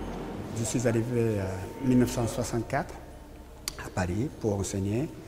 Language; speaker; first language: French; non-native, learner; Japanese